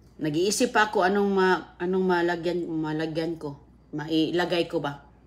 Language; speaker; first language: Filipino; non-native, local second language; Cebuano